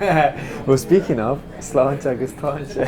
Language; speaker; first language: Irish; non-native, learner; English